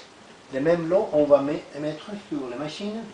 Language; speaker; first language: French; non-native, learner; Italian